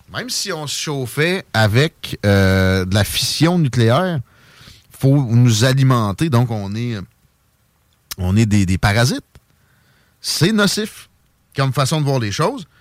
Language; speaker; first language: French; native; French